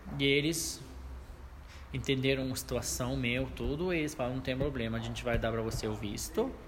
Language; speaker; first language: Portuguese; non-native, fluent; Arabic